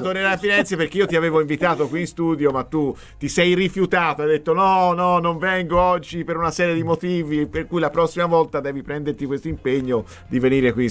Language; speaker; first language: Italian; native; Italian